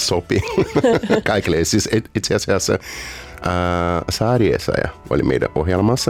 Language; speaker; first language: Finnish; non-native, fluent; Portuguese